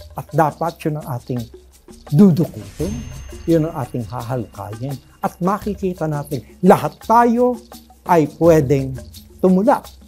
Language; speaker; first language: Filipino; native; Filipino